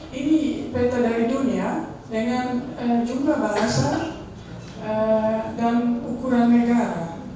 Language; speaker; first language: Indonesian; non-native, fluent; Dutch